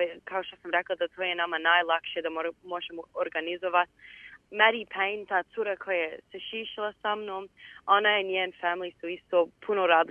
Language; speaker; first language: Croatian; early bilingual, heritage; Bosnian